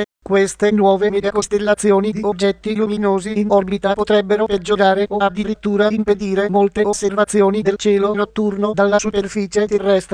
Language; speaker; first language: Italian; native; Italian